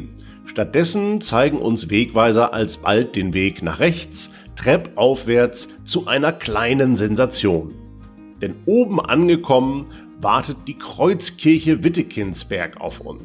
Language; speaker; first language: German; native; German